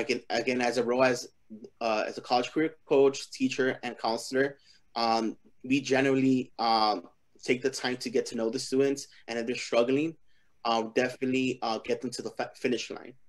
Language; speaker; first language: English; early bilingual, other home language; Spanish